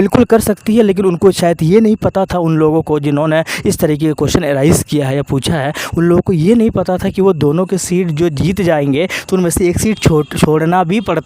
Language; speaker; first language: Hindi; native; Hindi